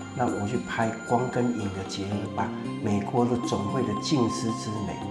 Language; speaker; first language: Chinese; native; Chinese